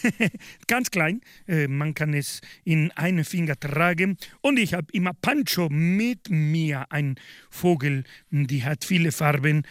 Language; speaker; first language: German; non-native, fluent; Spanish